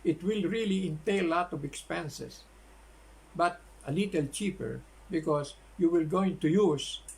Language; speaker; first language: English; non-native, local second language; Filipino